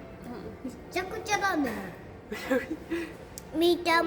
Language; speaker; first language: Japanese; native; Japanese